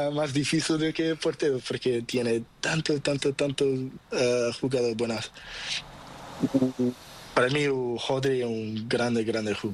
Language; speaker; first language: Spanish; non-native, learner; Portuguese